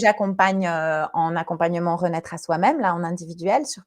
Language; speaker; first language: French; native; French